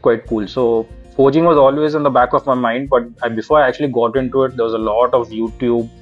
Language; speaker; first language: English; non-native, local second language; Urdu